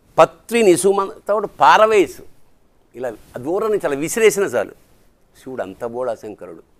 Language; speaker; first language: Telugu; native; Telugu